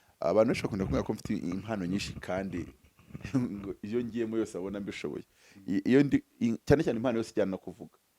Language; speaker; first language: Kinyarwanda; early bilingual, heritage; Kinyarwanda